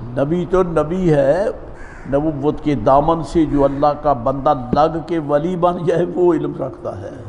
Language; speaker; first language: Urdu; non-native, local second language; Punjabi